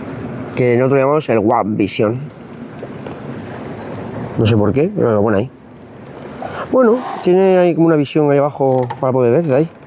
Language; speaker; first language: Spanish; native; Spanish